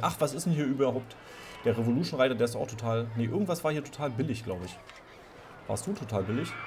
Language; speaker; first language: German; native; German